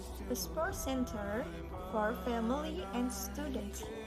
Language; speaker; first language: English; non-native, learner; Indonesian